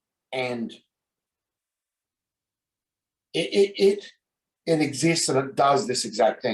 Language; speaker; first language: English; native; English